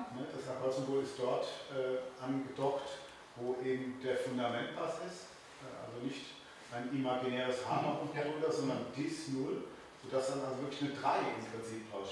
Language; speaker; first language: German; native; German